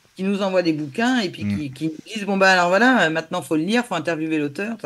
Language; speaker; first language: French; native; French